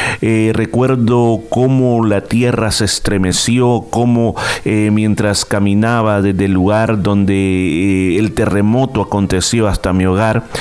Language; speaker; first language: Spanish; native; Spanish